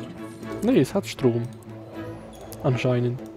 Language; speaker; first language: German; native; German